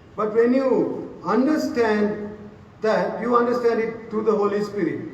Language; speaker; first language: English; non-native, local second language; Sinhala